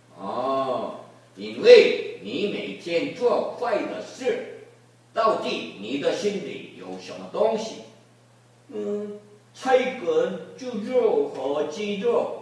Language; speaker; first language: Chinese; non-native, learner; Korean